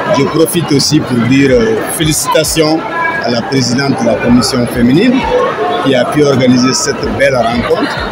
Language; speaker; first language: French; non-native, local second language; Bambara